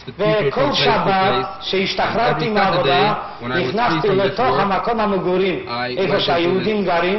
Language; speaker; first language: Hebrew; non-native, fluent; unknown